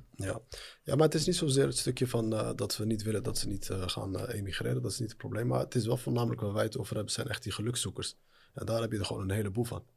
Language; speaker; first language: Dutch; early bilingual, other home language; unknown